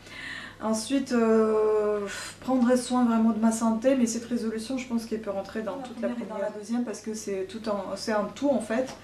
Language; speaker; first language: French; non-native, fluent; Russian